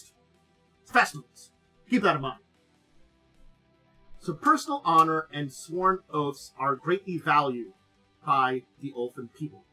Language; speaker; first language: English; native; English